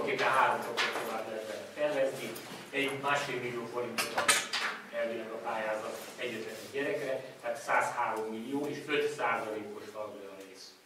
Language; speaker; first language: Hungarian; native; Hungarian